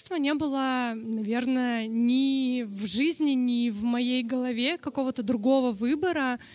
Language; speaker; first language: Russian; non-native, local second language; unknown